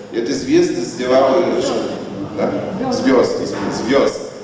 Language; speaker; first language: Polish; non-native, learner; Russian